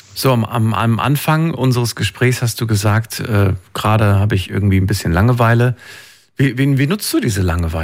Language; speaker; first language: German; native; German